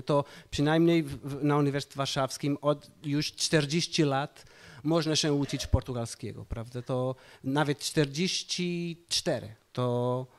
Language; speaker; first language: Polish; non-native, fluent; Portuguese